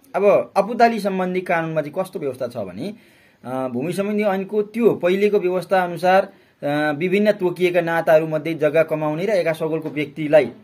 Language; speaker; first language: Nepali; native; Nepali